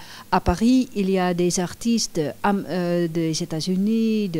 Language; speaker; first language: French; non-native, fluent; Dutch